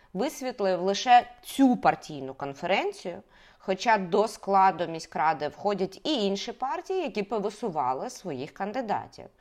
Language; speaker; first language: Ukrainian; native; Ukrainian